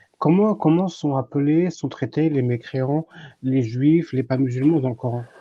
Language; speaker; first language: French; native; French